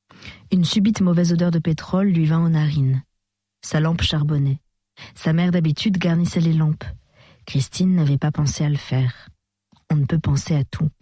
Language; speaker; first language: French; native; French